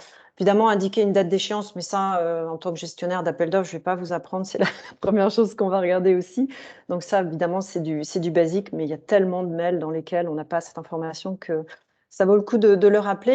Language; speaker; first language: French; native; French